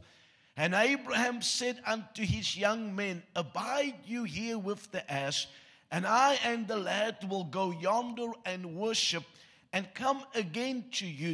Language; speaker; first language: English; non-native, local second language; Afrikaans